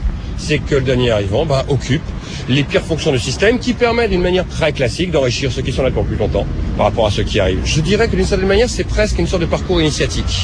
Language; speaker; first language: French; native; French